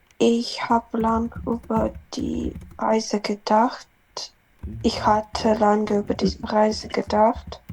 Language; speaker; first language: German; non-native, learner; Ukrainian